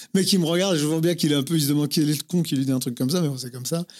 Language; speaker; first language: French; native; French